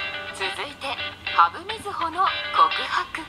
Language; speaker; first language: Japanese; native; Japanese